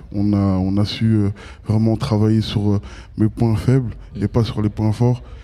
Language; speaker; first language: French; native; French